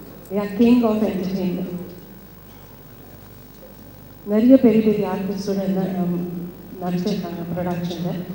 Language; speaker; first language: Tamil; non-native, fluent; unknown